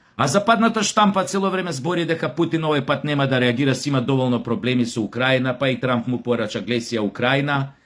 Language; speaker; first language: Macedonian; native; Macedonian